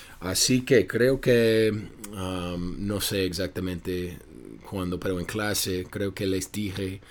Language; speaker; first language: Spanish; non-native, fluent; English